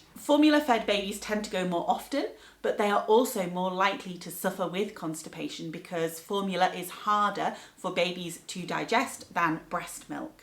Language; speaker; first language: English; native; English